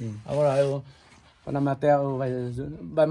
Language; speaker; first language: Portuguese; non-native, learner; Vietnamese